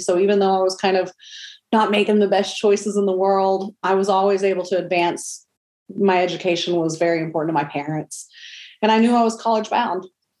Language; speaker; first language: English; native; English